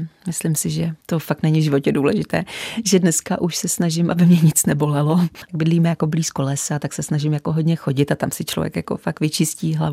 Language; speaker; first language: Czech; native; Czech